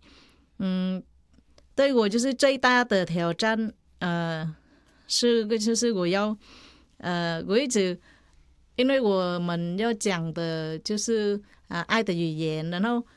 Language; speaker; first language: Chinese; non-native, fluent; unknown